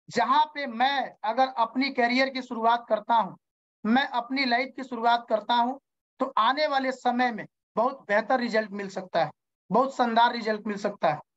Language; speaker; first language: Hindi; native; Hindi